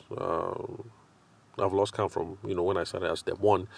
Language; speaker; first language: English; non-native, local second language; Yoruba